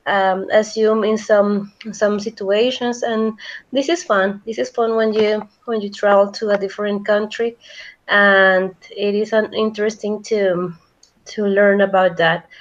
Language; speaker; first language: English; non-native, fluent; Spanish